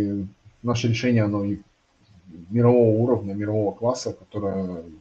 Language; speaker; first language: Russian; native; Russian